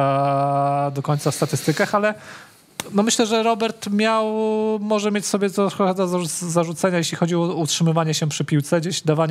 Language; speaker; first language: Polish; native; Polish